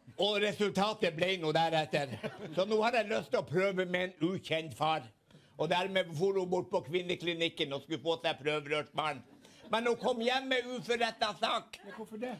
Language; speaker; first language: Norwegian; native; Norwegian